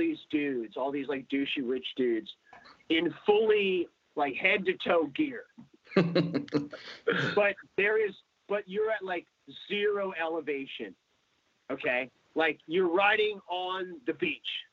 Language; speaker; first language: English; native; English